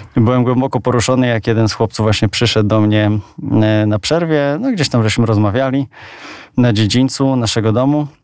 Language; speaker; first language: Polish; native; Polish